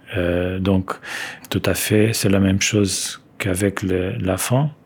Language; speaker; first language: French; non-native, fluent; Portuguese